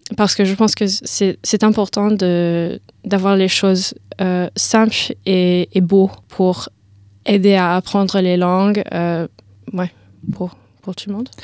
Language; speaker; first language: French; non-native, learner; English